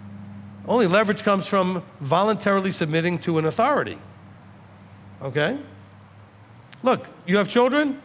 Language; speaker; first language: English; native; English